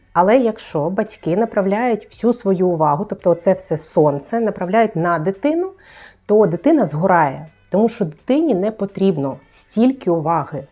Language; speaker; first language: Ukrainian; native; Ukrainian